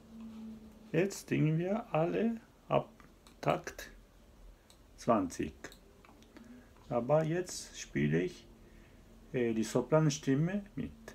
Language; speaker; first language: German; non-native, fluent; Japanese